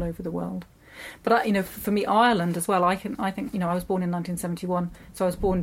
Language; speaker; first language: English; native; English